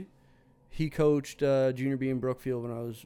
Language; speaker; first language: English; native; English